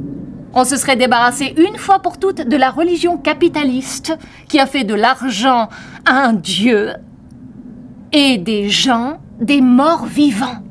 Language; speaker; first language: French; native; French